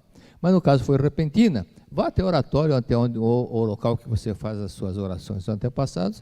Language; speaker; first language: Portuguese; native; Portuguese